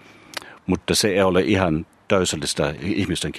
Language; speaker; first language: Finnish; non-native, fluent; German